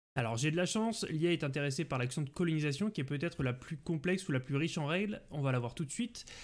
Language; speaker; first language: French; native; French